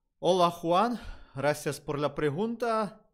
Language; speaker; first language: Spanish; non-native, learner; Russian